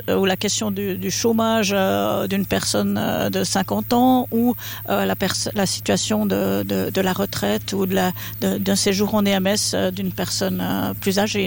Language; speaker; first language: French; native; French